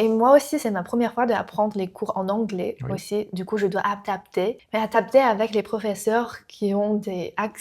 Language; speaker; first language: French; non-native, learner; Chinese